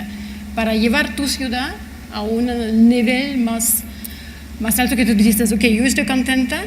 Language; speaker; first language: Spanish; non-native, fluent; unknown